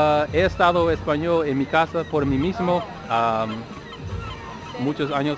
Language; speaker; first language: Spanish; non-native, learner; English